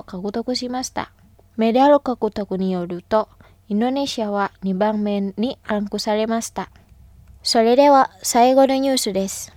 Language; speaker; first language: Japanese; non-native, fluent; Indonesian